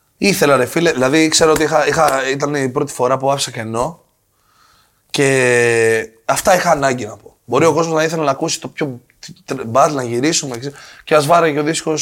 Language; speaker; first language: Greek; native; Greek